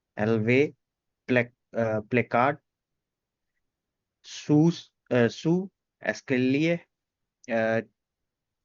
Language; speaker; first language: French; non-native, learner; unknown